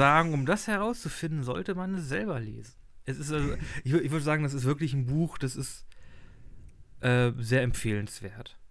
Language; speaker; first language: German; native; German